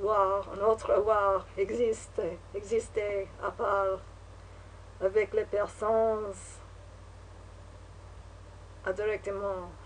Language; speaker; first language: French; non-native, learner; English